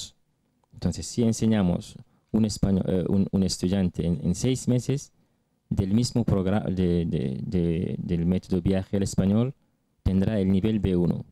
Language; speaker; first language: Spanish; non-native, fluent; Arabic